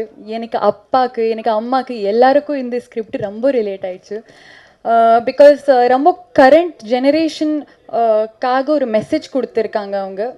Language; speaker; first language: Tamil; non-native, local second language; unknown